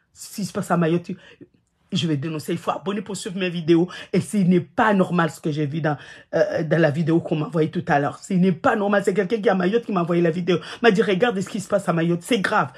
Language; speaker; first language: French; non-native, local second language; Ngazidja Comorian